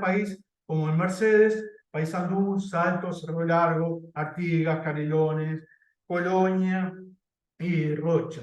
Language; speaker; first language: Spanish; native; Spanish